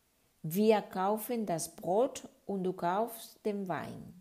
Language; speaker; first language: German; non-native, fluent; Spanish